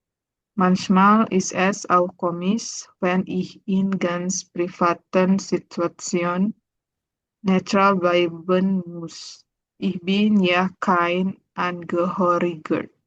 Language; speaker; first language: German; non-native, learner; Indonesian